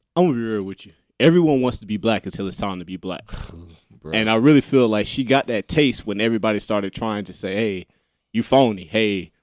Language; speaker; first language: English; native; English